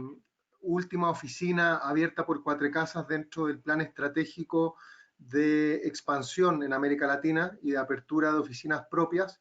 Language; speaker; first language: Spanish; native; Spanish